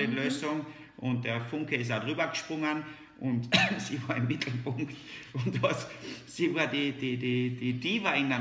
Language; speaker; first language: German; native; German